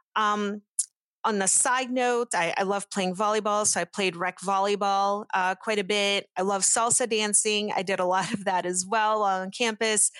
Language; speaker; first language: English; early bilingual, other home language; Portuguese